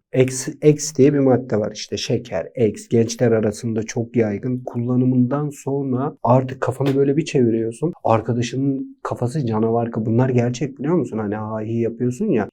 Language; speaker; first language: Turkish; native; Turkish